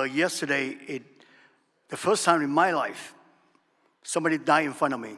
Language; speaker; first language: English; non-native, learner; Vietnamese